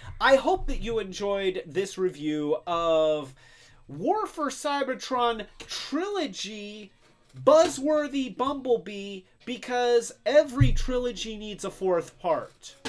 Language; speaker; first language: English; native; English